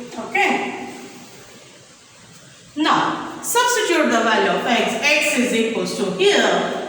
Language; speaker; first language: English; non-native, local second language; Kannada